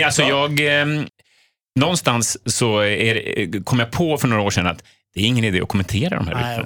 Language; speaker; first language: Swedish; native; Swedish